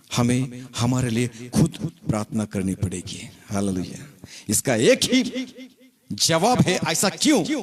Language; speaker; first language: Hindi; non-native, local second language; Marathi